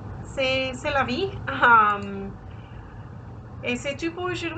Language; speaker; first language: French; non-native, learner; English